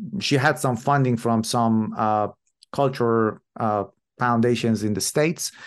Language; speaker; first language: English; non-native, fluent; Persian